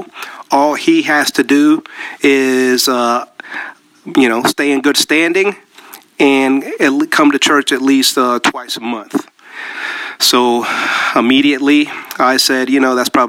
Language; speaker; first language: English; early bilingual, other home language; Spanish